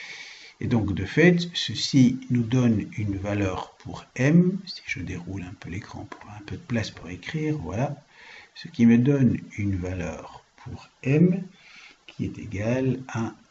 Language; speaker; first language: French; native; French